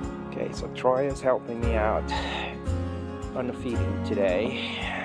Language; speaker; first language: English; non-native, fluent; Portuguese